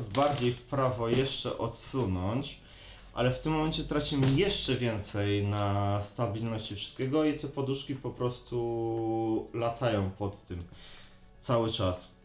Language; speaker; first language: Polish; native; Polish